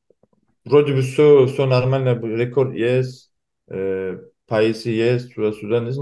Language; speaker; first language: Russian; early bilingual, heritage; Kumyk